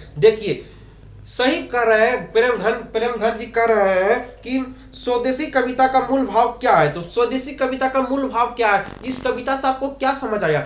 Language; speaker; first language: Hindi; native; Hindi